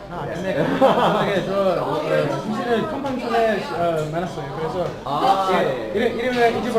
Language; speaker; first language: Korean; non-native, learner; English